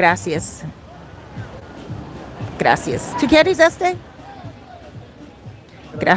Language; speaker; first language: Spanish; non-native, learner; English